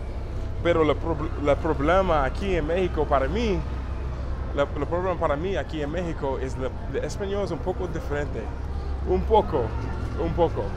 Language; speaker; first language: Spanish; non-native, learner; English